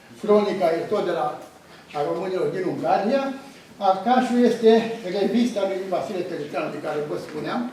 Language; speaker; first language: Romanian; native; Romanian